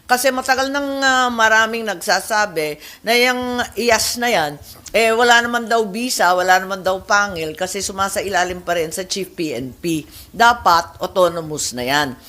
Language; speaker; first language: Filipino; native; Filipino